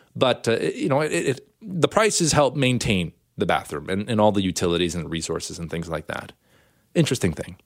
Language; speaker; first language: English; native; English